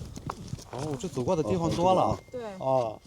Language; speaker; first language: Chinese; native; Chinese